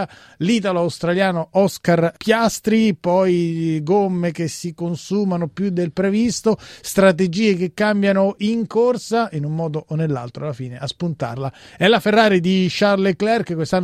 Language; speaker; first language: Italian; native; Italian